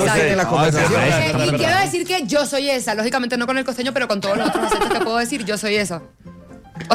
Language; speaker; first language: Spanish; native; Spanish